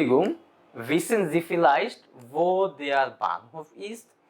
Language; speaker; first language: German; non-native, fluent; Bangla